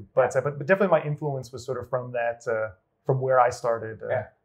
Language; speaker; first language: English; native; English